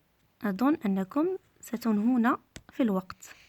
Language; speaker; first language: Arabic; native; Arabic